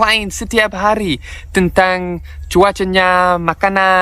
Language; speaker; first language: Indonesian; non-native, learner; English